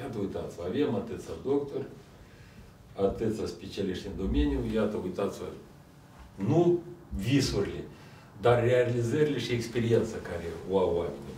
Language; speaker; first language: Romanian; non-native, local second language; Russian